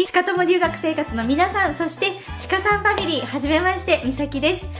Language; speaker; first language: Japanese; native; Japanese